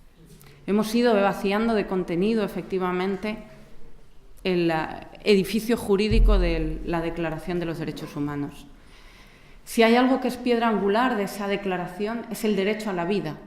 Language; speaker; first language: Spanish; native; Spanish